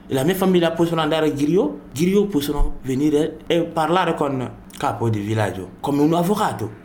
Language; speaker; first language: Italian; non-native, learner; Bambara